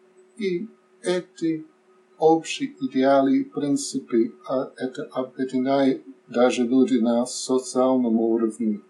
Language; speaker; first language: Russian; non-native, learner; English